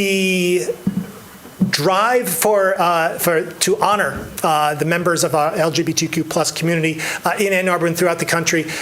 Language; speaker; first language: English; native; English